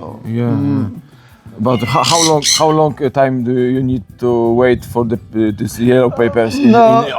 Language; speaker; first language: English; non-native, learner; Polish